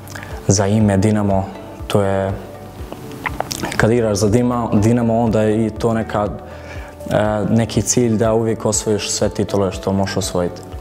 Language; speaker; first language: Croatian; early bilingual, heritage; German